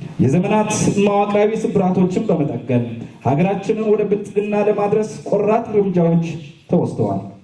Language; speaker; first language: Amharic; non-native, local second language; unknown